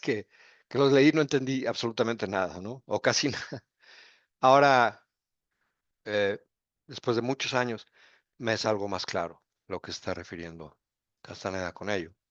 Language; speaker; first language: Spanish; native; Spanish